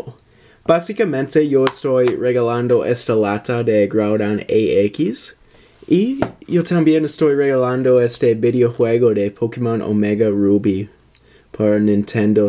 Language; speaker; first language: Spanish; early bilingual, heritage; English